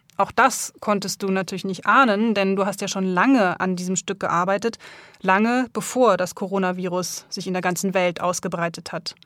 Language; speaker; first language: German; native; German